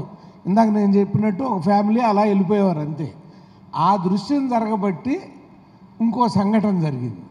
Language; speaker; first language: Telugu; native; Telugu